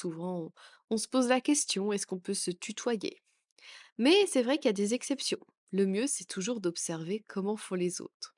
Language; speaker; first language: French; native; French